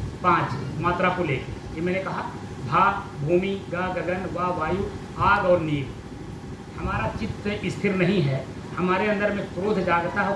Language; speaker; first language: Hindi; native; Hindi